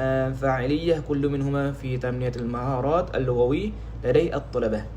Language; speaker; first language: Arabic; non-native, learner; Malay